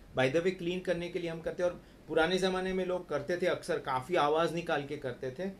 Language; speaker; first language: Hindi; non-native, local second language; Gujarati